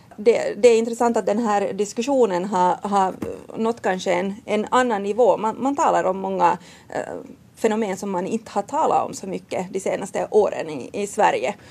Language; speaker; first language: Swedish; native; Swedish